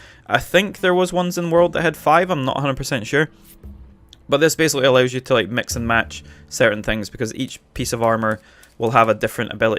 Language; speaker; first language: English; native; English